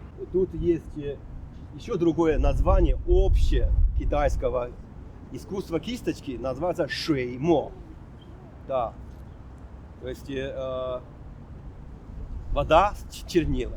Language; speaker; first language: Russian; non-native, fluent; Chinese